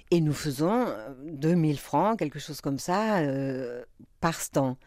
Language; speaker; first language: French; non-native, fluent; German